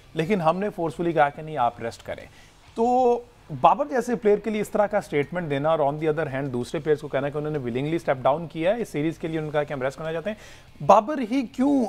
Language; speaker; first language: Urdu; non-native, local second language; Punjabi